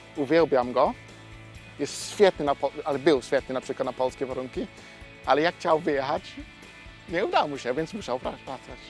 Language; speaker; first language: Polish; non-native, fluent; English